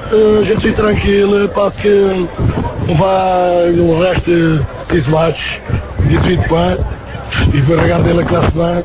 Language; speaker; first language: French; non-native, learner; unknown